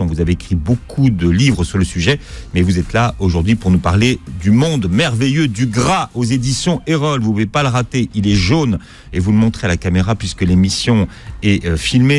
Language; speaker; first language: French; native; French